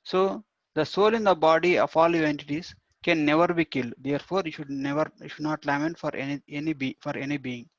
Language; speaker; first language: English; non-native, local second language; Telugu